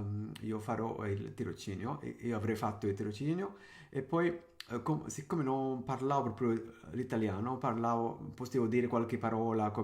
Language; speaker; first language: Italian; non-native, fluent; Sinhala